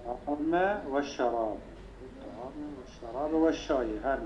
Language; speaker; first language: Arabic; non-native, learner; Turkish